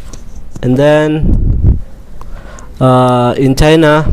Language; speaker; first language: English; non-native, learner; Indonesian